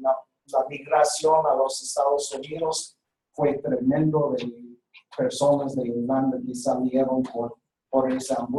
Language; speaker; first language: Spanish; non-native, fluent; English